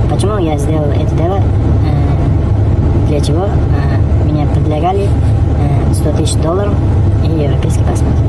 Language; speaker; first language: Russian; non-native, learner; Uzbek